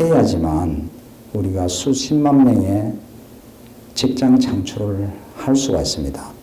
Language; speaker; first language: Korean; native; Korean